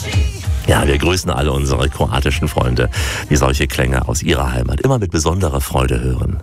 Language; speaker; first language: German; native; German